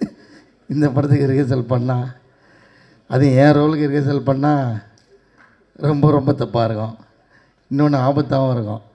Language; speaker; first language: Tamil; native; Tamil